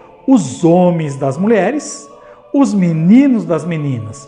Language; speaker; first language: Portuguese; native; Portuguese